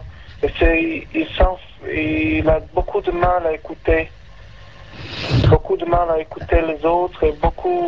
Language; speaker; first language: French; non-native, learner; English